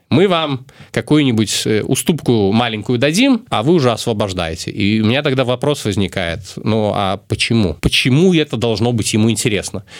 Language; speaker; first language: Russian; native; Russian